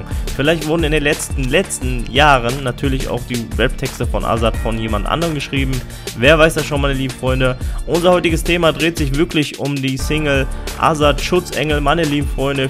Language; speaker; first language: German; native; German